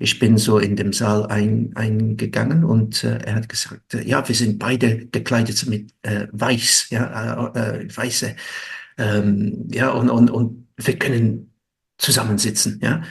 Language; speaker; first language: German; non-native, fluent; English